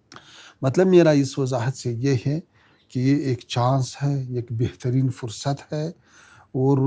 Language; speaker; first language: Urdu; non-native, fluent; Pashto